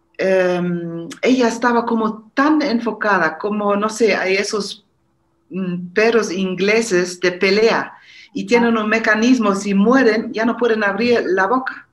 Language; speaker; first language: Spanish; non-native, fluent; German